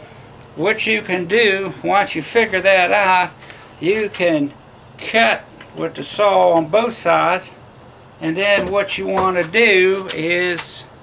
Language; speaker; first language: English; native; English